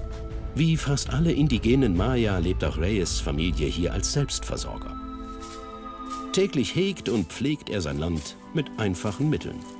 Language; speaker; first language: German; native; German